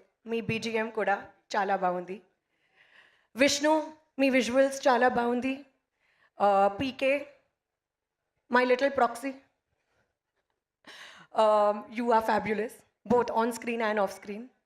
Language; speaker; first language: Telugu; non-native, local second language; Hindi